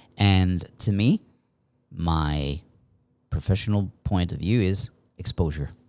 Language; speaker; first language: English; non-native, fluent; Spanish